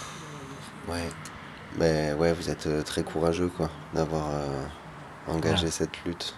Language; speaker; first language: French; native; French